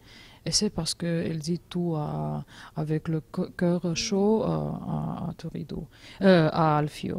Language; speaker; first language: French; non-native, learner; Georgian